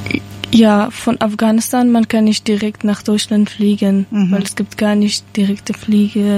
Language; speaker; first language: German; non-native, learner; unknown